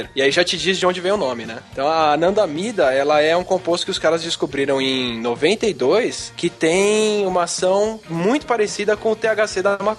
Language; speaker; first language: Portuguese; native; Portuguese